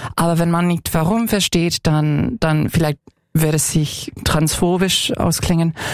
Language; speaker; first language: German; non-native, fluent; English